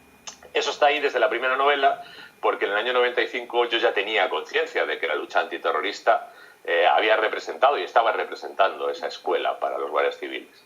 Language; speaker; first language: Spanish; native; Spanish